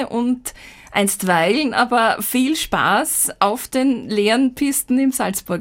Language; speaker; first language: German; native; German